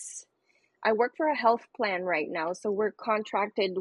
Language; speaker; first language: English; non-native, local second language; Filipino